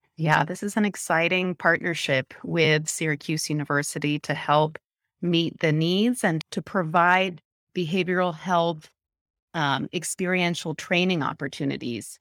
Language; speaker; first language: English; early bilingual, other home language; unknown